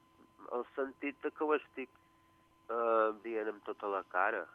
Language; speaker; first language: Catalan; early bilingual, heritage; Catalan